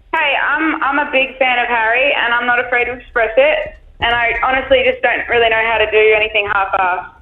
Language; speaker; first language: English; native; English